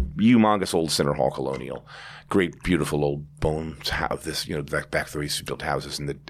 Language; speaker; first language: English; native; English